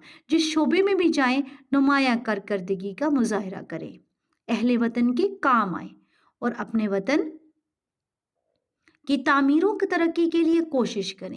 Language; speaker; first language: Urdu; native; Urdu